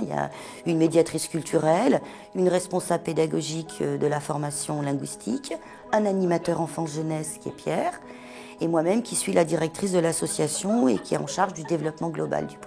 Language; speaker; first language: French; native; French